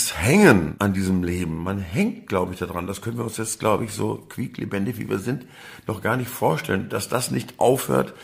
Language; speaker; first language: German; native; German